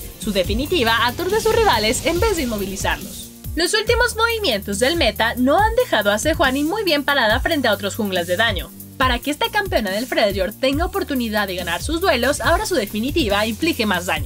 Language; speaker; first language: Spanish; native; Spanish